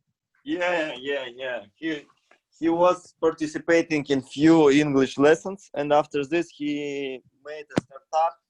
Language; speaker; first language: English; non-native, fluent; Russian